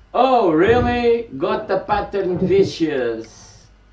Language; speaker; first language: English; non-native, fluent; Portuguese